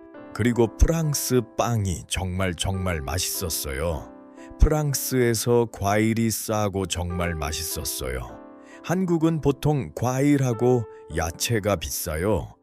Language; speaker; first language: Korean; non-native, learner; Uzbek